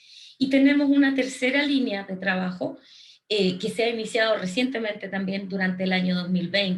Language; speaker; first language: Spanish; native; Spanish